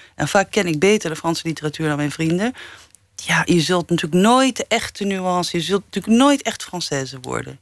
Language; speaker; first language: Dutch; early bilingual, other home language; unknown